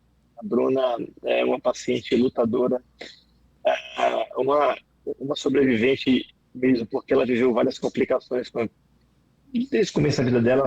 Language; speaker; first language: Portuguese; native; Portuguese